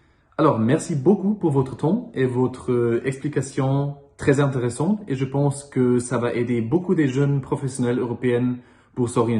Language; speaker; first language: French; non-native, learner; Dutch